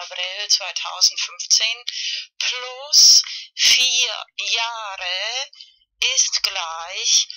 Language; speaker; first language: German; non-native, fluent; Spanish